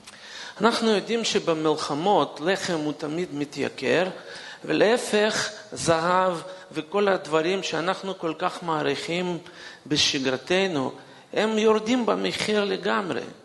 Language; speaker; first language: Hebrew; non-native, fluent; Russian